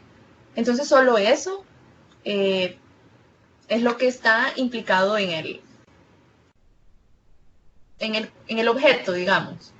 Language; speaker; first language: Spanish; native; Spanish